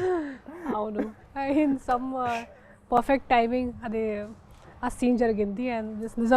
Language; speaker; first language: Telugu; non-native, local second language; Hindi